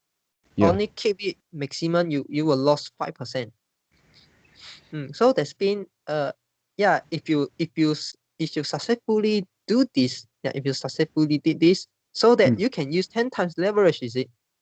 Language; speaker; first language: English; non-native, fluent; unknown